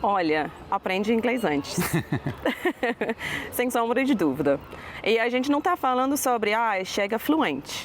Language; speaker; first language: Portuguese; non-native, fluent; English